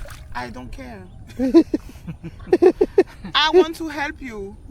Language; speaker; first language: English; non-native, learner; French